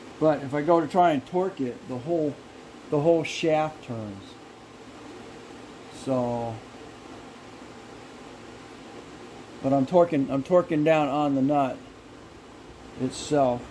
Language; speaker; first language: English; native; English